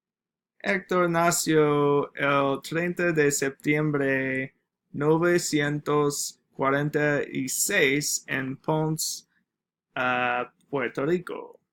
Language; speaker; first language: Spanish; non-native, learner; English